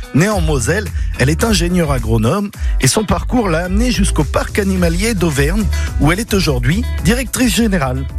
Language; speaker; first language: French; native; French